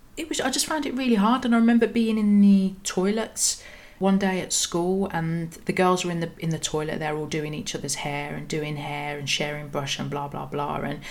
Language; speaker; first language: English; native; English